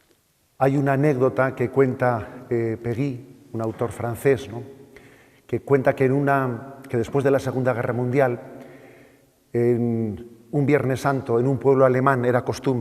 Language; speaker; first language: Spanish; native; Spanish